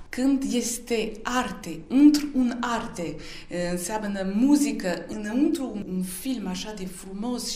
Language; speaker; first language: Romanian; early bilingual, heritage; Romanian